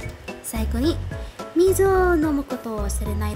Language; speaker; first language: Japanese; non-native, learner; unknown